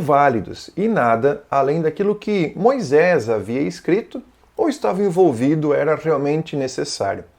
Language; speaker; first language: Portuguese; native; Portuguese